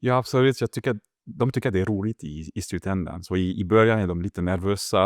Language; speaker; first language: Swedish; non-native, fluent; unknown